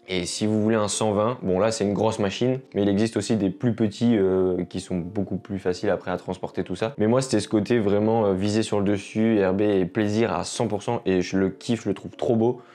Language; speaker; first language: French; native; French